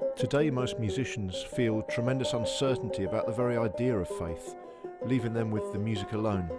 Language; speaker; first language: English; native; English